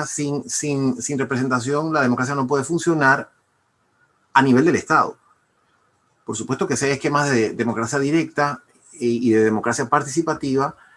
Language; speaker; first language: Spanish; native; Spanish